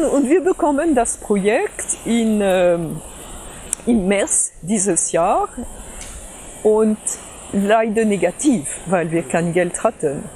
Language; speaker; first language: German; non-native, fluent; French